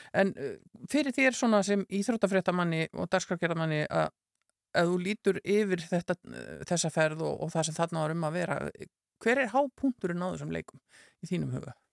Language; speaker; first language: Icelandic; native; Icelandic